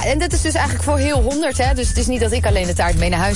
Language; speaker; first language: Dutch; native; Dutch